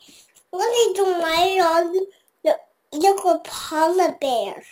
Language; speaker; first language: Chinese; early bilingual, heritage; Cantonese